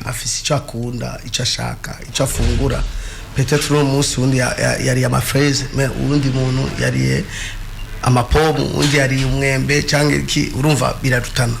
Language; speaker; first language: Rundi; native; Rundi